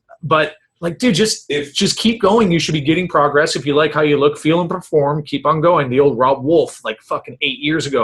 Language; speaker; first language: English; native; English